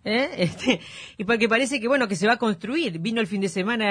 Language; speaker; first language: Spanish; native; Spanish